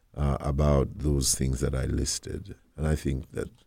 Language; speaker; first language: English; non-native, local second language; Krio